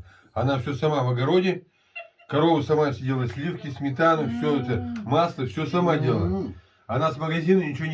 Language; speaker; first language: Russian; native; Russian